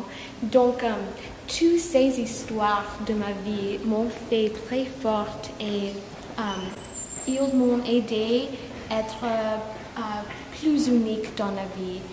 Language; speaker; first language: French; non-native, learner; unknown